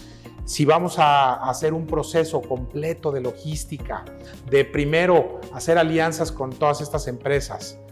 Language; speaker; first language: Spanish; native; Spanish